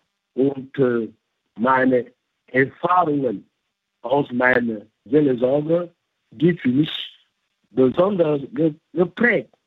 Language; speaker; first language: German; non-native, fluent; French